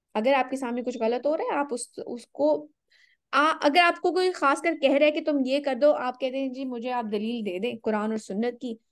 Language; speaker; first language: Urdu; native; Urdu